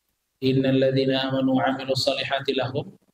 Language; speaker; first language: Arabic; non-native, fluent; Indonesian